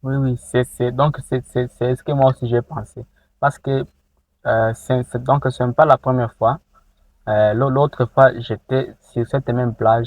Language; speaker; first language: French; non-native, local second language; Rundi